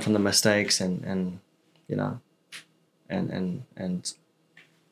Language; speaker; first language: English; early bilingual, other home language; Chinese